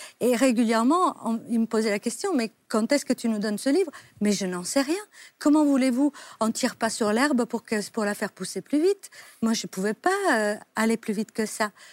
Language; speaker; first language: French; non-native, fluent; Italian